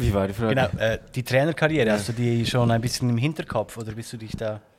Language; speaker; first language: German; native; German